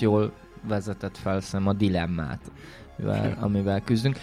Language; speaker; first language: Hungarian; native; Hungarian